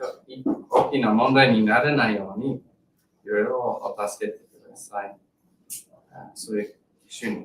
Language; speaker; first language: Japanese; non-native, learner; English